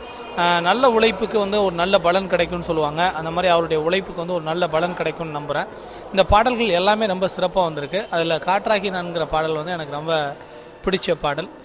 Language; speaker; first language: Tamil; native; Tamil